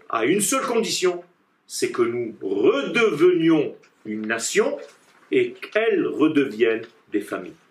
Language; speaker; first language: French; non-native, fluent; Hebrew